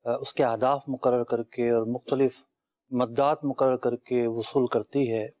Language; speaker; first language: Urdu; native; Urdu